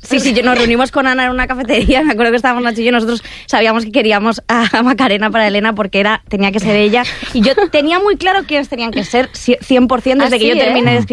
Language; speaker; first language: Spanish; native; Spanish